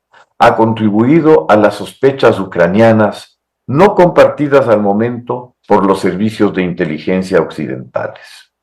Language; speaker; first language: Spanish; native; Spanish